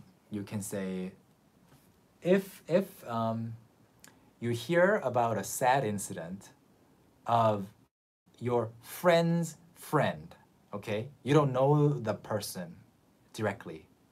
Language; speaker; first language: English; non-native, fluent; Korean